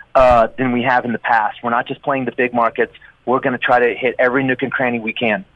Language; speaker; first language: English; native; English